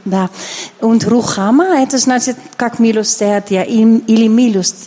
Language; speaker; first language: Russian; non-native, learner; Dutch